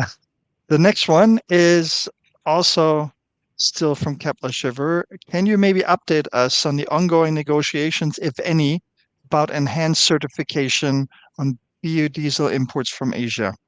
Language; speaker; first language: English; non-native, fluent; German